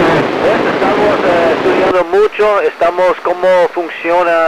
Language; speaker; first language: Spanish; early bilingual, heritage; English